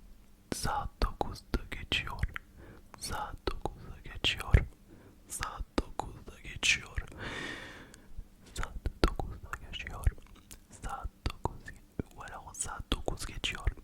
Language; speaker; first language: Turkish; early bilingual, heritage; Turkish